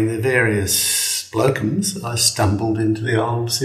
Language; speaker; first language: English; native; English